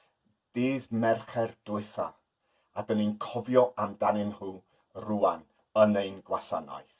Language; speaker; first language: Welsh; non-native, learner; English